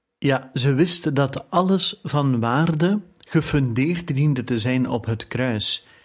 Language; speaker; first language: Dutch; native; Dutch